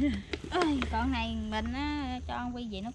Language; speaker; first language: Vietnamese; native; Vietnamese